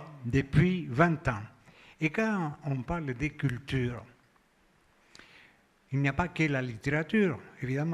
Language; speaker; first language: French; non-native, fluent; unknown